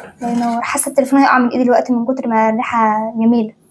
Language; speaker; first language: Arabic; native; Arabic